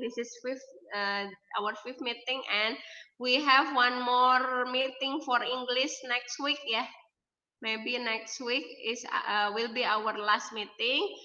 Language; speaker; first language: English; non-native, fluent; Indonesian